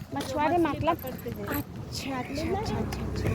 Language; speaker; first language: Hindi; non-native, local second language; Tibetan